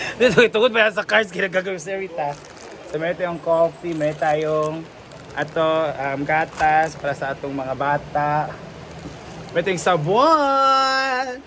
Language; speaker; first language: Filipino; non-native, local second language; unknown